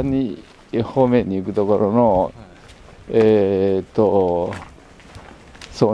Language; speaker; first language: Japanese; native; Japanese